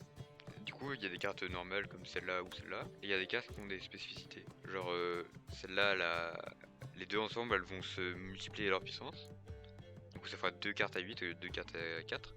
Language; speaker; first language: French; native; French